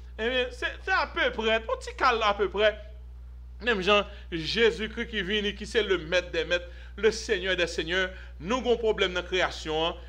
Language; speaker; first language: French; native; French